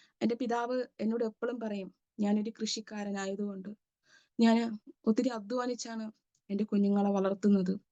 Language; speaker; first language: Malayalam; native; Malayalam